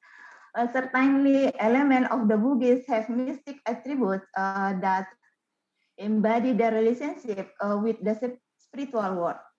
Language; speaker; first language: English; non-native, learner; Indonesian